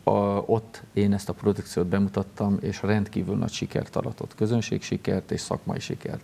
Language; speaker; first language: Hungarian; native; Hungarian